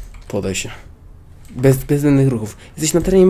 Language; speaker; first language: Polish; native; Polish